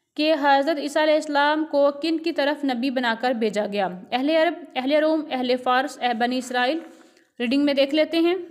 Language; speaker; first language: Urdu; non-native, local second language; Punjabi